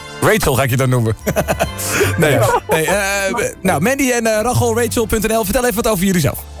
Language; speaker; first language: Dutch; native; Dutch